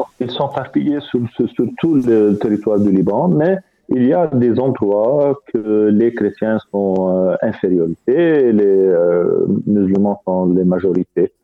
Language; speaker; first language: French; non-native, fluent; Arabic